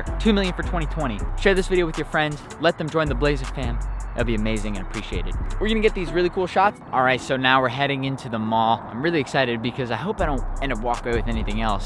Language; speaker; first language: English; native; English